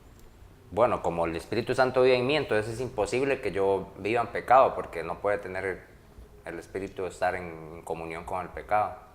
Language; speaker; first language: Spanish; native; Spanish